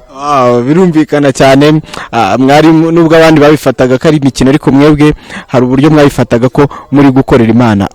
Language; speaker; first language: Kinyarwanda; native; Kinyarwanda